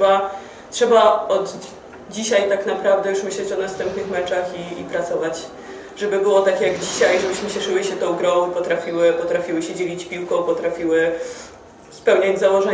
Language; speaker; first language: Polish; native; Polish